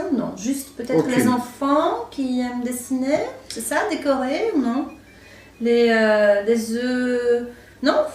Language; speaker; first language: French; non-native, fluent; Polish